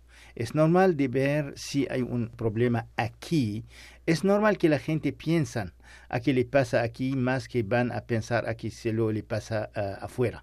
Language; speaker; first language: Spanish; non-native, learner; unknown